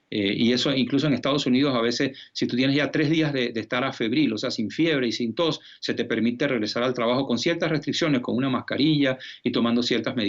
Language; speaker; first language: Spanish; native; Spanish